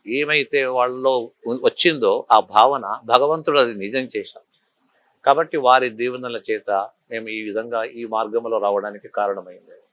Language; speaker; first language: Telugu; native; Telugu